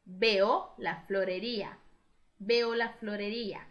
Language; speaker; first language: Spanish; non-native, fluent; Portuguese